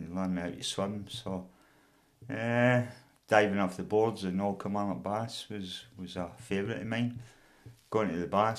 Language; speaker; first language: English; native; English